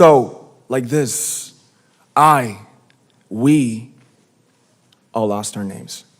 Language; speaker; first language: English; non-native, fluent; Korean